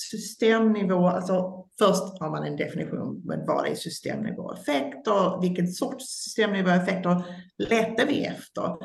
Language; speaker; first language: Swedish; non-native, fluent; English